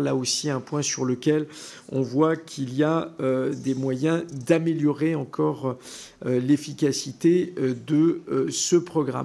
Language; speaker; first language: French; native; French